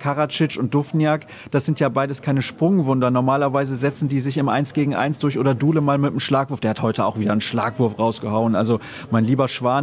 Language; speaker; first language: German; native; German